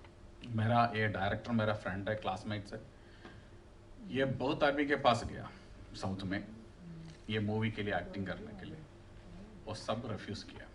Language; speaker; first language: Hindi; non-native, local second language; Malayalam